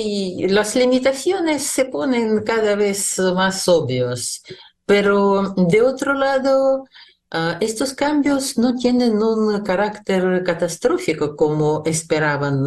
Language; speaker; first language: Spanish; non-native, fluent; Russian